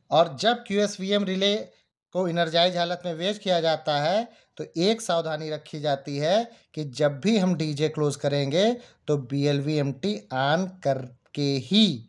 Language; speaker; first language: Hindi; native; Hindi